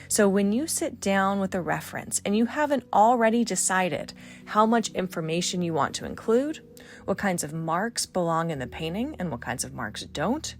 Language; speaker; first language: English; native; English